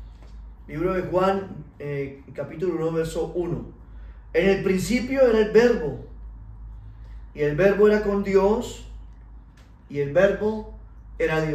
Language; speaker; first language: Spanish; native; Spanish